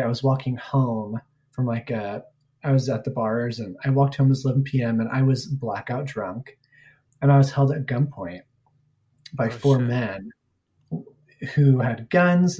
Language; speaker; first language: English; native; English